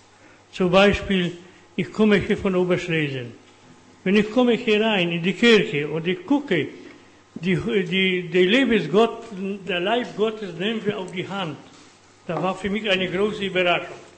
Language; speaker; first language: German; non-native, learner; Polish